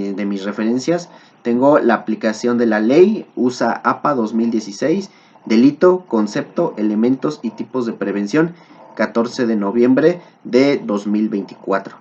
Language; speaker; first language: Spanish; native; Spanish